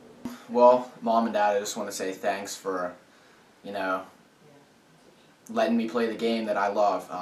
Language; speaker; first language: English; native; English